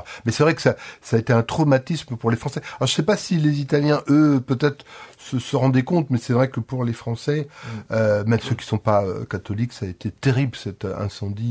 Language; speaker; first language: French; native; French